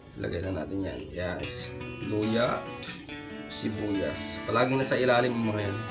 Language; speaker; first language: Filipino; non-native, local second language; Iloko